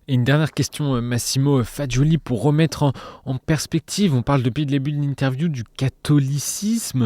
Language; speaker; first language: French; native; French